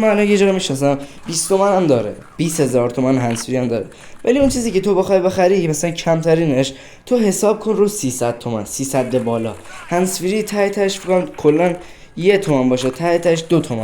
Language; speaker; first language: Persian; native; Persian